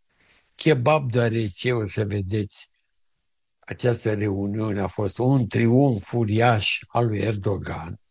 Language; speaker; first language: Romanian; native; Romanian